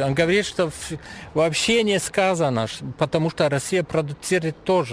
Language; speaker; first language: Russian; non-native, fluent; German